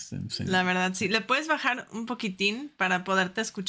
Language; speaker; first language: Spanish; early bilingual, heritage; Spanish